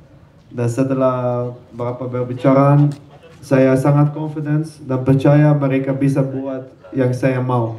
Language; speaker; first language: Indonesian; non-native, learner; Dutch